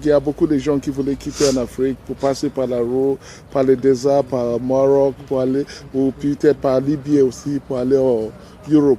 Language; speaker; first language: French; non-native, learner; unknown